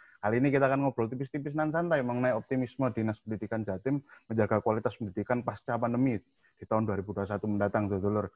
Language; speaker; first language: Indonesian; native; Indonesian